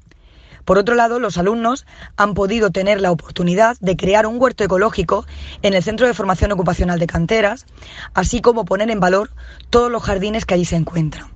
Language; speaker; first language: Spanish; native; Spanish